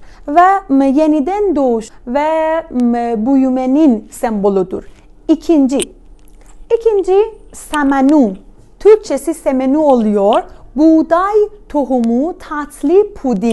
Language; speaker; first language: Turkish; non-native, fluent; Persian